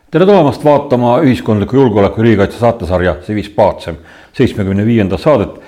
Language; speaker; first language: Estonian; native; Estonian